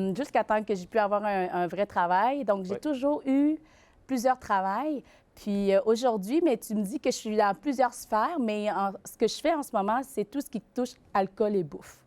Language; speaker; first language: French; early bilingual, other home language; Vietnamese